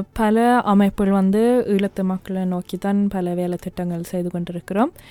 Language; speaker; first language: Tamil; native; Tamil